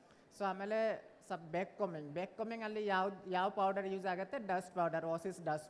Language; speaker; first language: Kannada; non-native, learner; Bangla